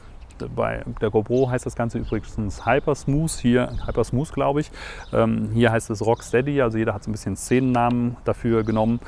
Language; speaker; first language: German; native; German